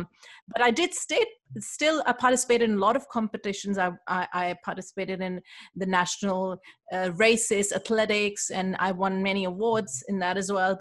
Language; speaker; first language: English; non-native, local second language; Urdu